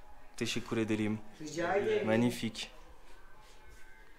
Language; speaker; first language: Turkish; non-native, learner; French